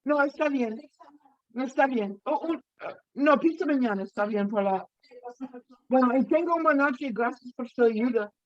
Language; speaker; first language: Spanish; non-native, learner; English